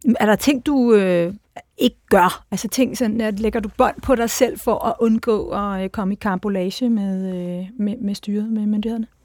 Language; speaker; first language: Danish; native; Danish